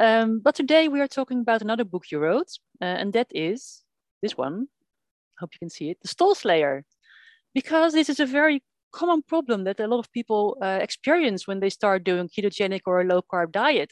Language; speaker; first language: English; non-native, fluent; Dutch